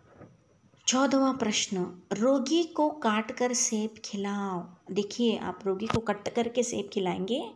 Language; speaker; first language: Hindi; non-native, local second language; Kannada